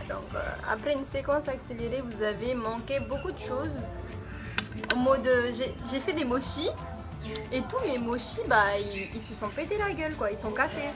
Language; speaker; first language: French; native; French